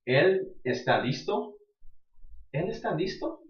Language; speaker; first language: Spanish; non-native, learner; English